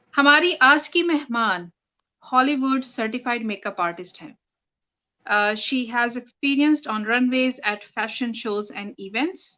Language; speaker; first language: Urdu; native; Urdu